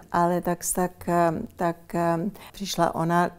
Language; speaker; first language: Czech; early bilingual, heritage; Czech